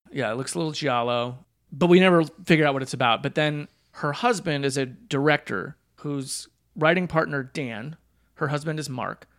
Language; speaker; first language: English; native; English